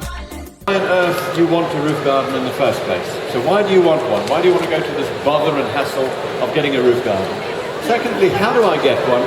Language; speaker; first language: English; native; English